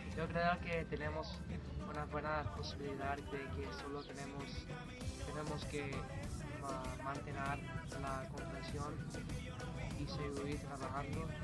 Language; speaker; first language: Spanish; non-native, learner; English